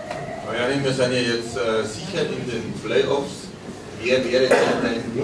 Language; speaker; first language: German; native; German